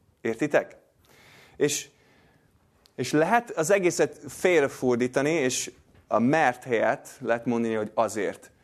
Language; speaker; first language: Hungarian; non-native, fluent; English